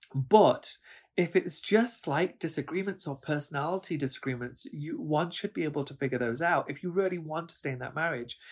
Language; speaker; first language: English; early bilingual, other home language; Urdu